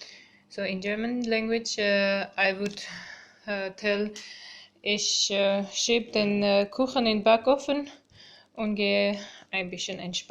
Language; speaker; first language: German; non-native, fluent; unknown